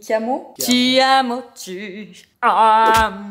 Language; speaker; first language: Italian; non-native, learner; French